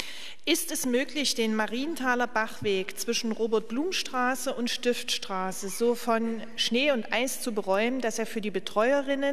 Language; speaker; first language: German; native; German